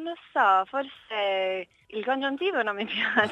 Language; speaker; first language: Italian; non-native, learner; English